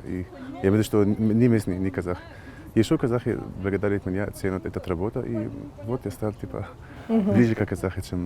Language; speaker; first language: Russian; non-native, learner; Arabic